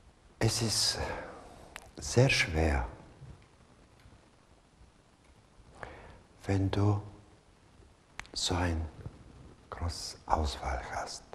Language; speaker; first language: German; non-native, fluent; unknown